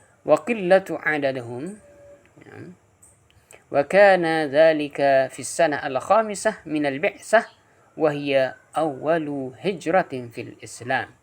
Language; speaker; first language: Arabic; non-native, fluent; Indonesian